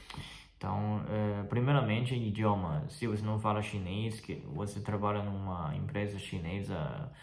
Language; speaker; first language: Portuguese; non-native, fluent; Chinese